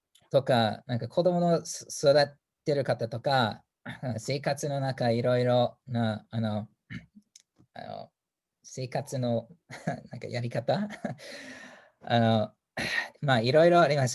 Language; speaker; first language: Japanese; non-native, fluent; English